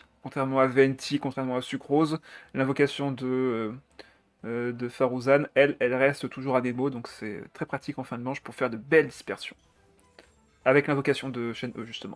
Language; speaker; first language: French; native; French